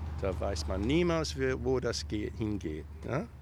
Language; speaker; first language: German; early bilingual, heritage; German